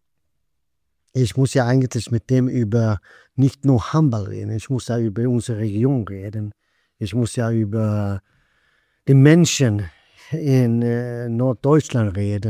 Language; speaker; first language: German; non-native, fluent; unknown